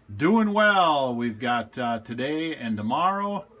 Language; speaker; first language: English; native; English